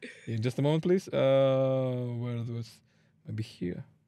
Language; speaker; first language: English; non-native, learner; Russian